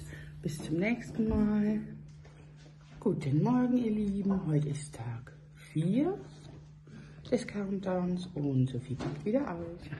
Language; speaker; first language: German; native; German